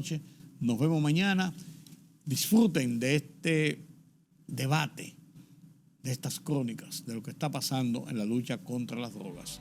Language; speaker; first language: Spanish; native; Spanish